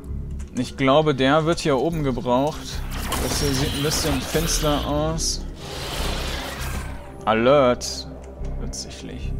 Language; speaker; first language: German; native; German